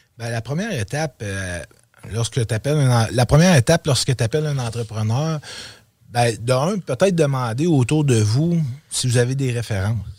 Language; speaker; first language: French; native; French